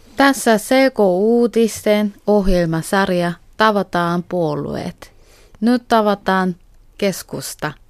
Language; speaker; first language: Finnish; non-native, learner; Korean